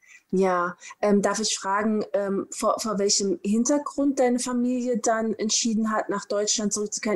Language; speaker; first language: German; native; German